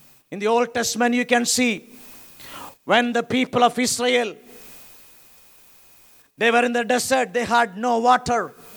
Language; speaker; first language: English; non-native, local second language; Malayalam